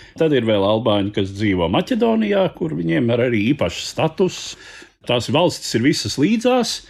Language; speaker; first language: Latvian; native; Latvian